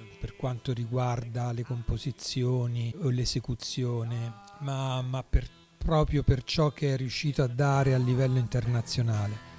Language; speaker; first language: Italian; native; Italian